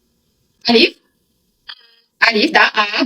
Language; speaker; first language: Russian; non-native, local second language; Kazakh